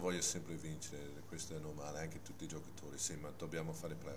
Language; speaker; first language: Italian; non-native, fluent; English